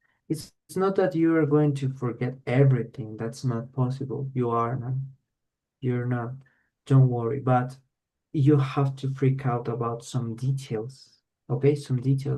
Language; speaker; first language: English; non-native, fluent; Spanish